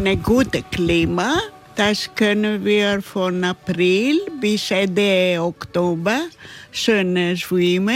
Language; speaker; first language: German; non-native, learner; Greek